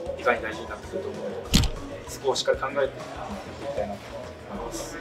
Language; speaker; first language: Japanese; native; Japanese